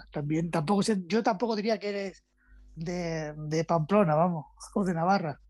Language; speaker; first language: Spanish; native; Spanish